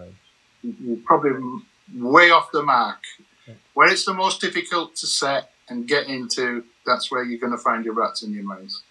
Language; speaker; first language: English; native; English